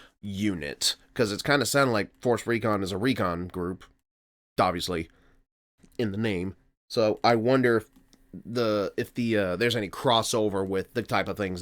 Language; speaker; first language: English; native; English